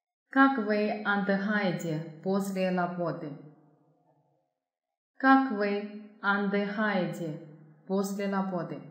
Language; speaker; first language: Russian; non-native, fluent; Chinese